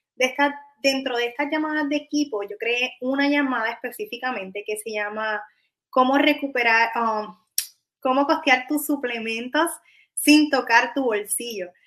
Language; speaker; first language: Spanish; native; Spanish